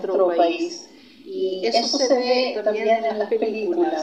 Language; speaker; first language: Spanish; non-native, fluent; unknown